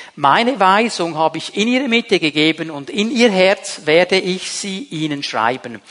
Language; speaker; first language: German; native; German